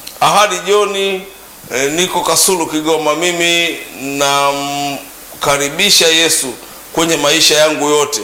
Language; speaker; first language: Swahili; native; Swahili